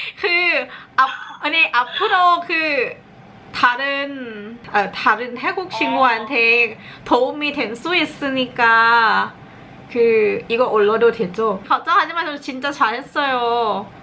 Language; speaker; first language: Korean; non-native, learner; Thai